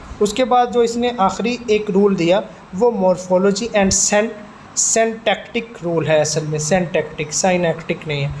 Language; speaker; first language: Urdu; non-native, local second language; Punjabi